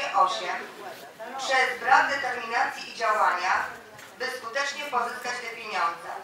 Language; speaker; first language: Polish; native; Polish